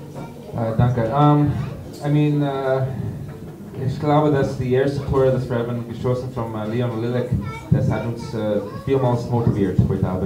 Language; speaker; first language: German; non-native, learner; English